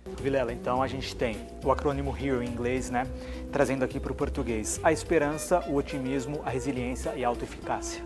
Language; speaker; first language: Portuguese; native; Portuguese